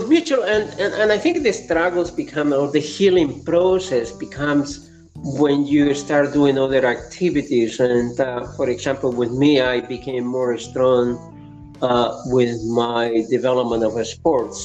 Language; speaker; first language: English; non-native, fluent; Spanish